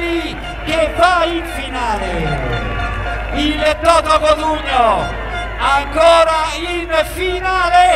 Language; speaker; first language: Italian; native; Italian